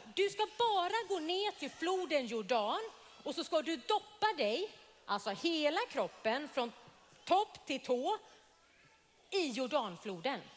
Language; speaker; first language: Swedish; native; Swedish